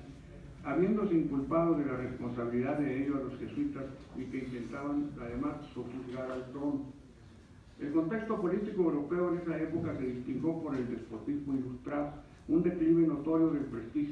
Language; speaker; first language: Spanish; native; Spanish